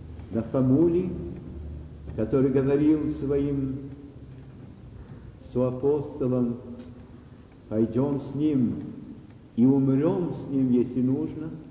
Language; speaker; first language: Russian; native; Russian